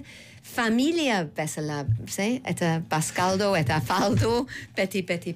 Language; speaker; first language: Basque; non-native, learner; English